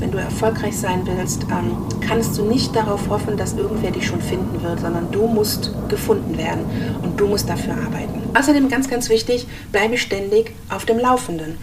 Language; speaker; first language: German; native; German